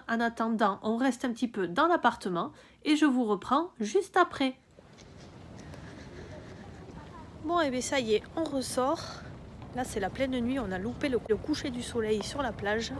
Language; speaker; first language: French; native; French